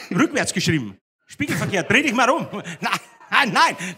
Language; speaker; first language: German; native; German